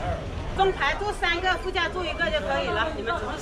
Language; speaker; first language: Chinese; native; Chinese